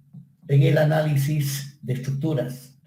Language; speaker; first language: Spanish; native; Spanish